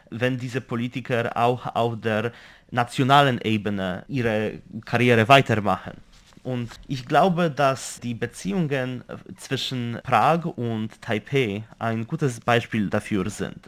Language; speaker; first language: German; non-native, fluent; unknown